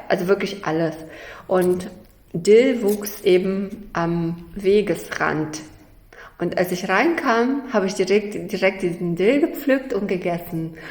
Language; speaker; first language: German; early bilingual, other home language; Russian